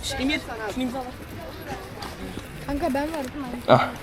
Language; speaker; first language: Turkish; native; Turkish